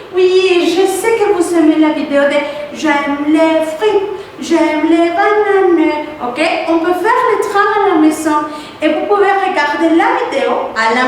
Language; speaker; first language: French; non-native, fluent; Spanish